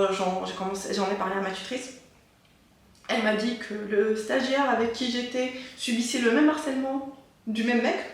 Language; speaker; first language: French; non-native, local second language; Arabic